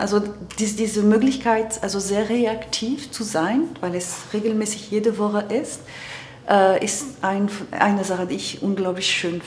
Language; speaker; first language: German; non-native, fluent; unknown